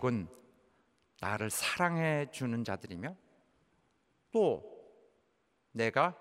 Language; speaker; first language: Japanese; non-native, fluent; Korean